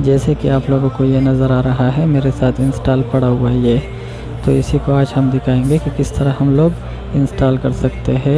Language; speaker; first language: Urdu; non-native, local second language; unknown